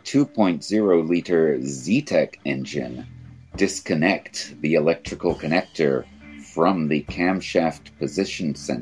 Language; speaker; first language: English; native; English